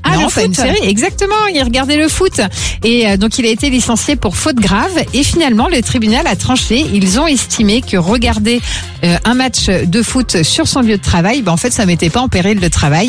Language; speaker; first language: French; native; French